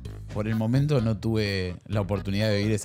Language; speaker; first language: Spanish; native; Spanish